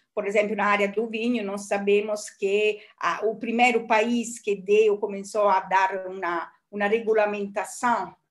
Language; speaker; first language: Portuguese; non-native, fluent; Italian